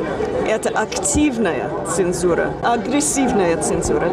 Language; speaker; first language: Russian; non-native, fluent; English